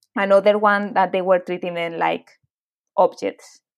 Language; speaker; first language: English; non-native, fluent; Spanish